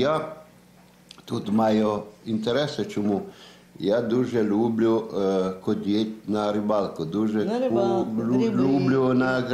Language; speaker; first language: Ukrainian; non-native, learner; Italian